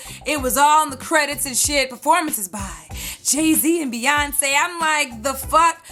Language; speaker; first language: English; native; English